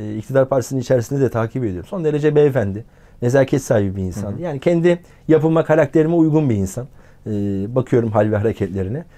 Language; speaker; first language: Turkish; native; Turkish